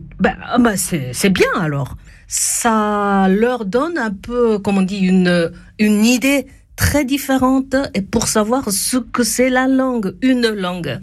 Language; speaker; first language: French; non-native, fluent; Japanese